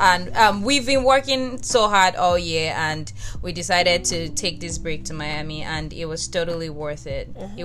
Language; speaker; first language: English; non-native, local second language; Yoruba